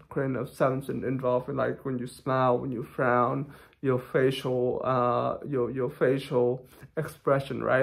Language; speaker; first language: English; non-native, fluent; Thai